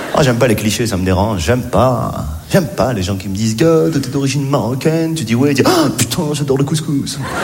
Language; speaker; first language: French; native; French